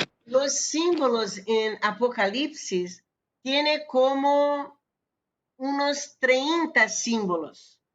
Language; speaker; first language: Spanish; non-native, fluent; Portuguese